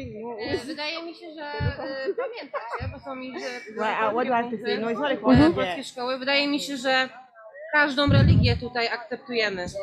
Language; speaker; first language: Polish; early bilingual, heritage; Polish